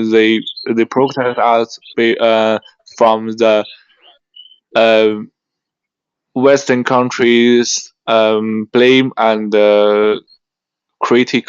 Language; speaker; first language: English; non-native, learner; Chinese